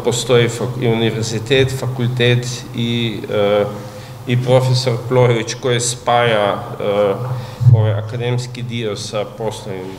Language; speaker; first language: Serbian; non-native, fluent; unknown